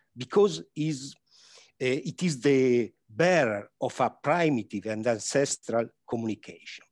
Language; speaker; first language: English; non-native, learner; Italian